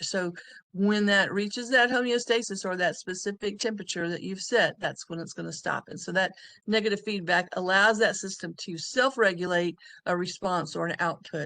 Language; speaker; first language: English; native; English